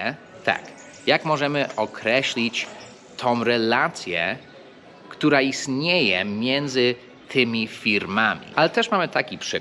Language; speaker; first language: Polish; non-native, fluent; English